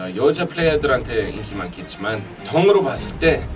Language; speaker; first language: Korean; non-native, fluent; English